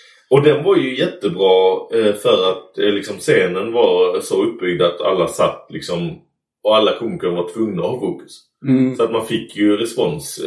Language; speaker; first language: Swedish; native; Swedish